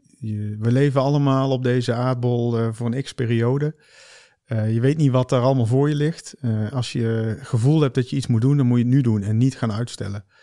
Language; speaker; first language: Dutch; native; Dutch